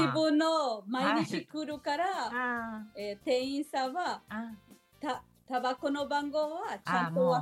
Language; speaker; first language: Japanese; non-native, learner; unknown